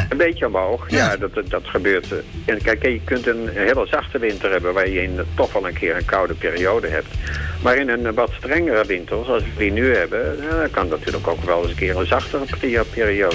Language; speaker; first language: Dutch; native; Dutch